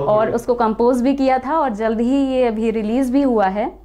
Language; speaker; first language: Hindi; native; Hindi